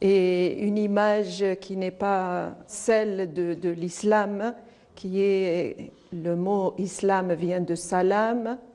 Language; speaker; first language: French; non-native, local second language; Arabic